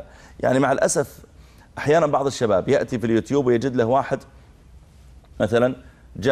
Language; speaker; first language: Arabic; native; Arabic